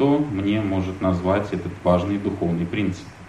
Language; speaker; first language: Russian; native; Russian